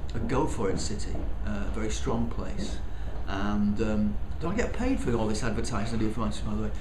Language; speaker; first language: English; native; English